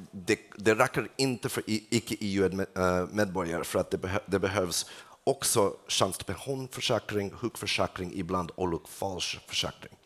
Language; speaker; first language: Swedish; non-native, fluent; English